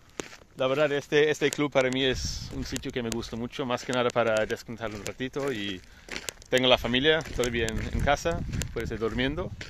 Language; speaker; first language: Spanish; non-native, fluent; English